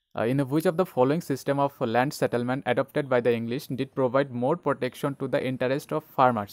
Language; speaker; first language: English; non-native, local second language; Bangla